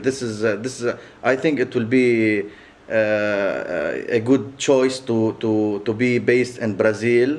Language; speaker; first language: English; non-native, local second language; Arabic